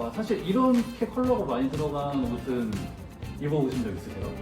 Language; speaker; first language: Korean; native; Korean